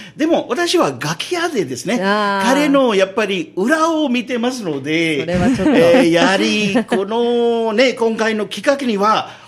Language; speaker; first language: Japanese; non-native, fluent; Urdu